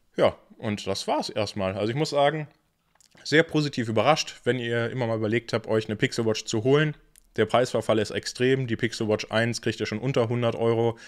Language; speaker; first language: German; native; German